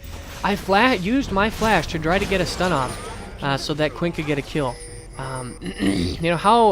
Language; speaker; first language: English; native; English